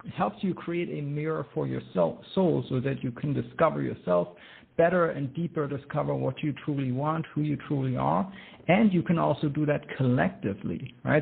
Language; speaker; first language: English; non-native, fluent; German